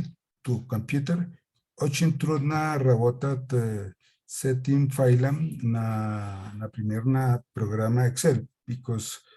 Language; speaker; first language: Russian; non-native, fluent; Spanish